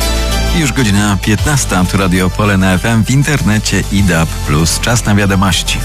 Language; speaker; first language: Polish; native; Polish